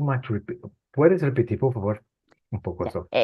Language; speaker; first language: Spanish; non-native, fluent; Portuguese